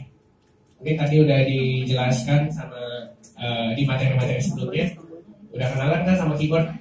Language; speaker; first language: Indonesian; native; Indonesian